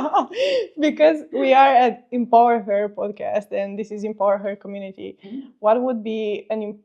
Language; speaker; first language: English; non-native, fluent; Romanian